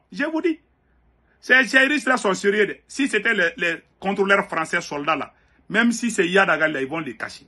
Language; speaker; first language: French; non-native, local second language; Bambara